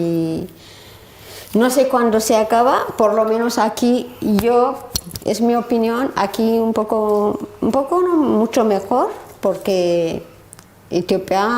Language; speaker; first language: Spanish; non-native, learner; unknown